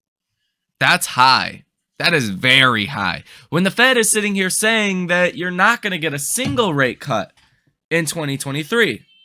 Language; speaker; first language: English; native; English